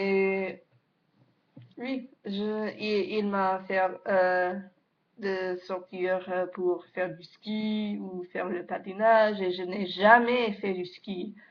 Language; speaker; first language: French; non-native, learner; English